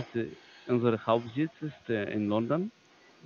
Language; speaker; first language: German; non-native, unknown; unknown